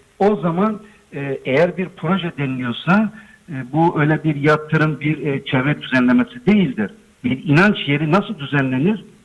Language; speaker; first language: Turkish; non-native, local second language; Zaza